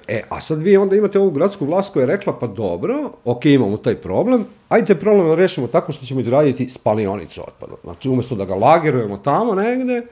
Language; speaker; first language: Serbian; native; Serbian